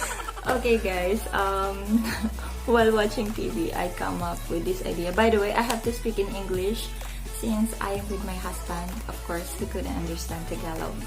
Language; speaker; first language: English; non-native, local second language; Filipino